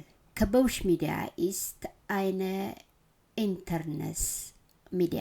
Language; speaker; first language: German; non-native, learner; Amharic